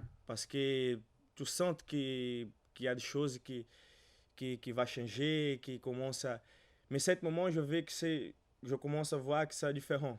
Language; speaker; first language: French; non-native, learner; Portuguese